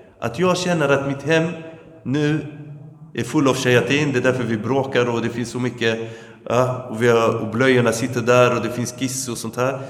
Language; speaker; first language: Swedish; early bilingual, other home language; Arabic